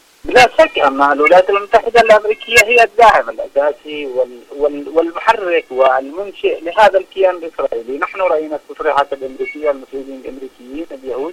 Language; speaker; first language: Arabic; native; Arabic